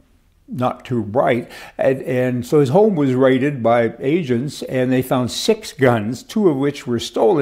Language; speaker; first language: English; native; English